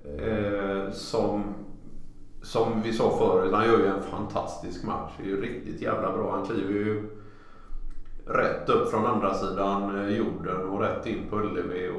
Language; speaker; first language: Swedish; native; Swedish